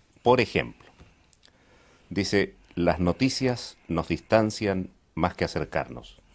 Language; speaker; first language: Spanish; native; Spanish